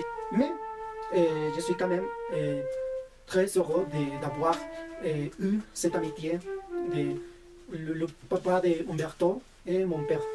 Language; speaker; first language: French; non-native, fluent; Spanish